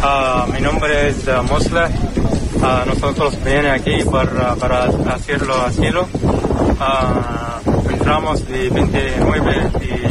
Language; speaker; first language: Spanish; non-native, learner; Arabic